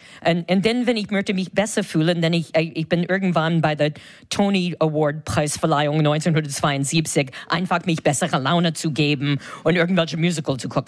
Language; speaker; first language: German; non-native, fluent; English